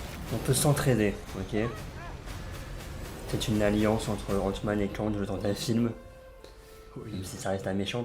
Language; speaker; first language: French; native; French